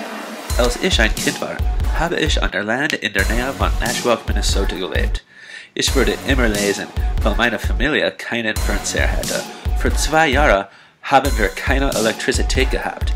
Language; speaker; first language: German; non-native, learner; English